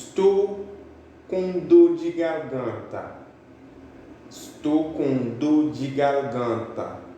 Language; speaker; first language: Portuguese; non-native, fluent; Haitian Creole